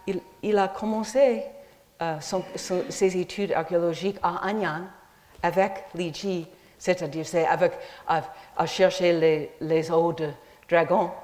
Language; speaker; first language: French; non-native, fluent; English